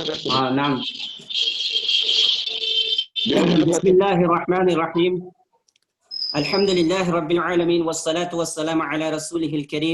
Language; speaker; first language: Arabic; non-native, fluent; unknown